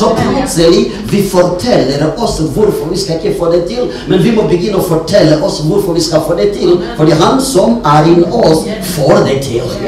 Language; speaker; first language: Norwegian; non-native, fluent; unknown